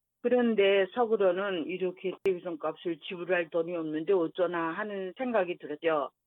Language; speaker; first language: Korean; native; Korean